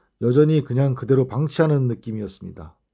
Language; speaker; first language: Korean; native; Korean